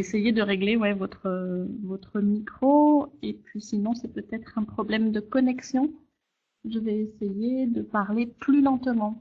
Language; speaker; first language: French; native; French